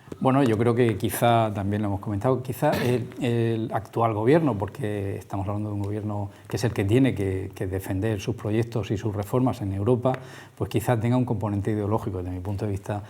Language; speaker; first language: Spanish; native; Spanish